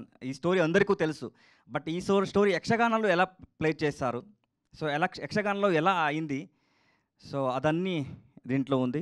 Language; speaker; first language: Telugu; non-native, learner; Kannada